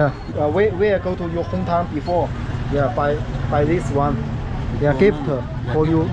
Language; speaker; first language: English; non-native, learner; Chinese